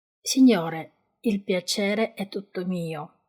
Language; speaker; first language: Italian; non-native, learner; Ukrainian